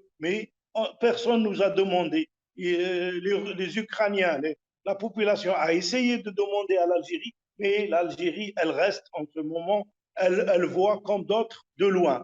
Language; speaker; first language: French; non-native, local second language; Arabic